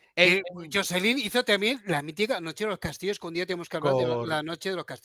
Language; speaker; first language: Spanish; native; Spanish